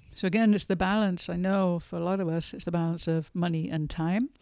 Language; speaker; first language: English; native; English